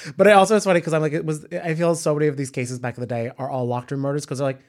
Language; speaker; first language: English; native; English